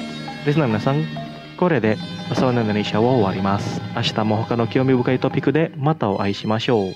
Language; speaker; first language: Japanese; non-native, fluent; Indonesian